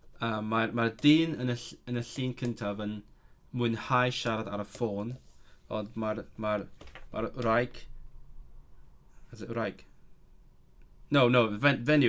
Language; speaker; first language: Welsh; non-native, learner; Cantonese